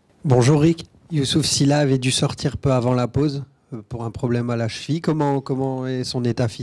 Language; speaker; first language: French; native; French